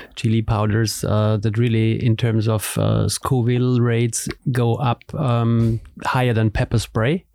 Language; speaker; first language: English; non-native, fluent; German